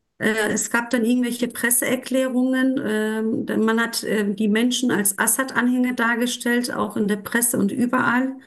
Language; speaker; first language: German; non-native, fluent; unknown